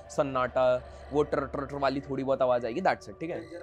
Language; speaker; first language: Hindi; non-native, local second language; Odia